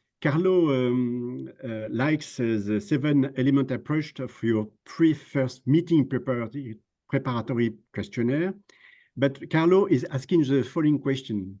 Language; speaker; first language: English; non-native, fluent; French